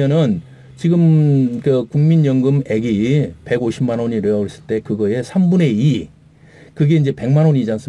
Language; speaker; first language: Korean; native; Korean